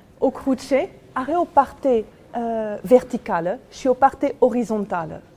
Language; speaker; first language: Romanian; non-native, fluent; French